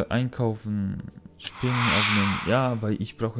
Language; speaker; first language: German; non-native, learner; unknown